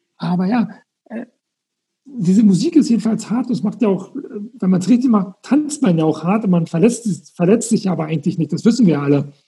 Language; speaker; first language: German; native; German